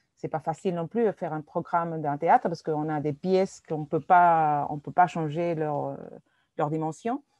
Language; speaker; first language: French; non-native, fluent; Spanish